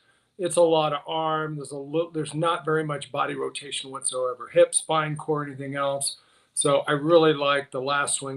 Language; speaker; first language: English; native; English